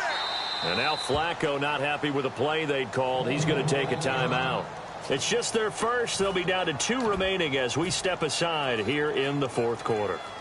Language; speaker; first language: English; native; English